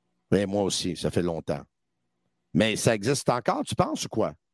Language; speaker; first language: French; non-native, local second language; English